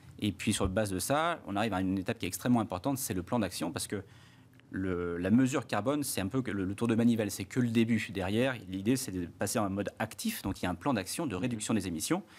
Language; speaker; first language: French; native; French